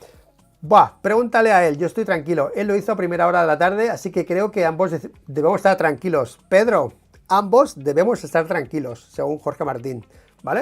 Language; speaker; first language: Spanish; native; Spanish